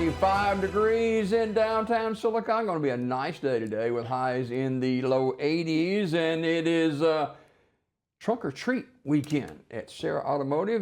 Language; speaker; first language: English; native; English